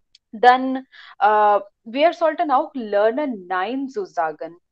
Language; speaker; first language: German; non-native, learner; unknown